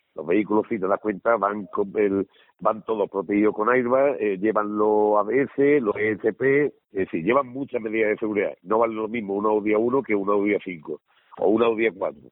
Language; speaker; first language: Spanish; native; Spanish